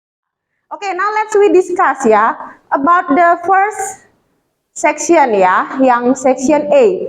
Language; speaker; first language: English; non-native, fluent; Indonesian